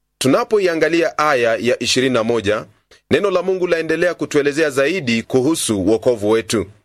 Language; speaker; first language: Swahili; non-native, local second language; Luyia